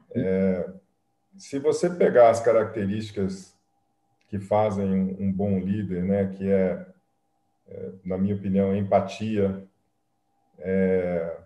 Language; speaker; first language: Portuguese; native; Portuguese